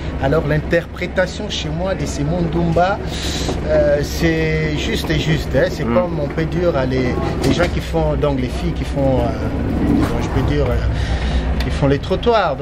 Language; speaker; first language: French; non-native, local second language; Lingala